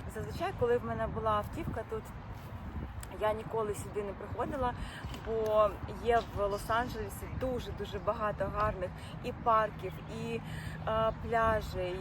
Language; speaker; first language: Ukrainian; non-native, local second language; Russian